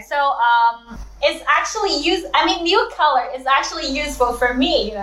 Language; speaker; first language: English; non-native, fluent; Chinese